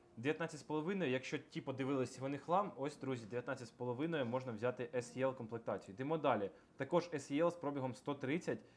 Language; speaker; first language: Ukrainian; non-native, local second language; Russian